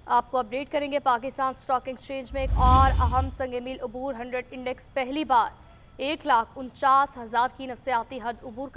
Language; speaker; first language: Urdu; native; Urdu